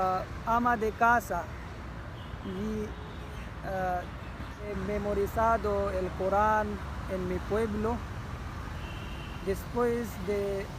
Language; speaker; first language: Spanish; non-native, learner; Urdu